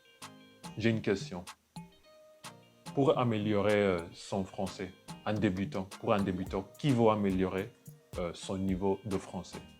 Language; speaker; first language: French; non-native, fluent; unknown